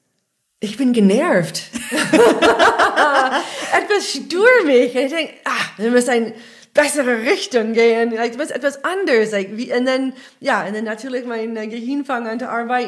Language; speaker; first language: German; non-native, learner; English